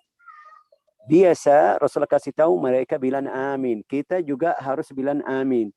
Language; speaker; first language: Indonesian; non-native, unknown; Arabic